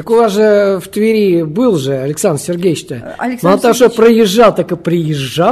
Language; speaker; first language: Russian; native; Russian